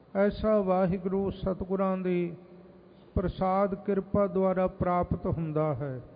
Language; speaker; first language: Punjabi; native; Punjabi